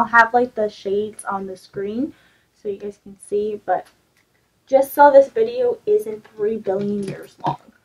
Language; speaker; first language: English; native; English